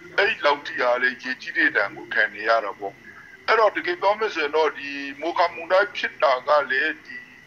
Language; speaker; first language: Burmese; native; Burmese